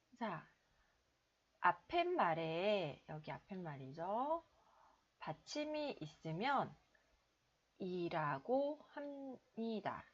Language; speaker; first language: Korean; native; Korean